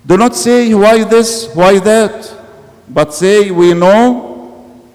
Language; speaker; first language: English; non-native, fluent; Arabic